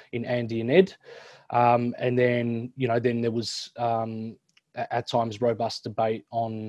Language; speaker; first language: English; native; English